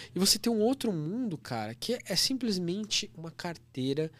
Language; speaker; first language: Portuguese; native; Portuguese